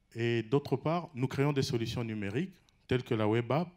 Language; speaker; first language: French; non-native, local second language; Lingala